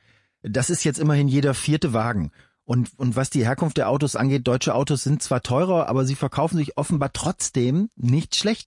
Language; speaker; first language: German; native; German